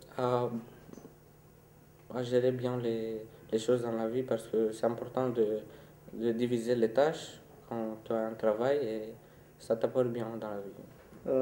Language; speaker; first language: French; non-native, fluent; Romanian